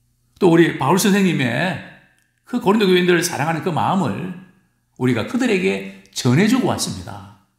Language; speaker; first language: Korean; native; Korean